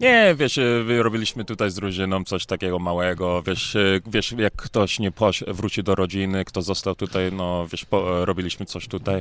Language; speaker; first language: Polish; early bilingual, heritage; English